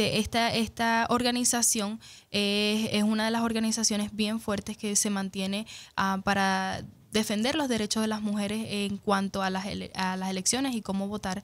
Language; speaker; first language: Spanish; native; Spanish